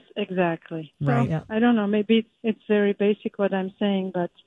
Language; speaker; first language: English; early bilingual, other home language; Turkish